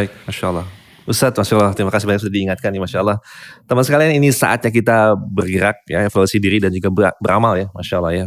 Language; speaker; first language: Indonesian; native; Indonesian